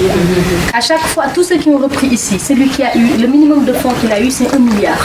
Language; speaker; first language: French; non-native, local second language; Wolof